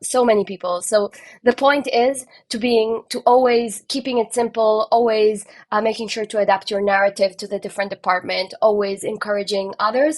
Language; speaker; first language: English; non-native, fluent; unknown